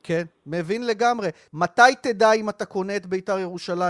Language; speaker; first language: Hebrew; native; Hebrew